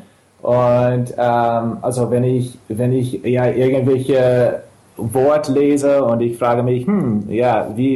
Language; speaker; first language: German; non-native, fluent; English